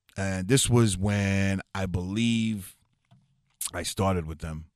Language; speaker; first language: English; native; English